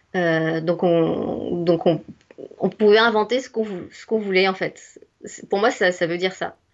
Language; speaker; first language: French; native; French